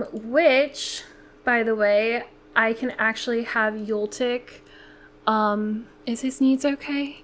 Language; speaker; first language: English; native; English